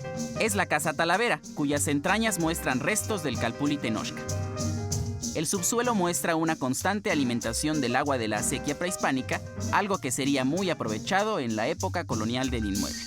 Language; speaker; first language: Spanish; native; Spanish